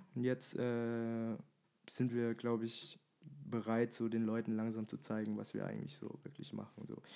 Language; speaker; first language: German; native; German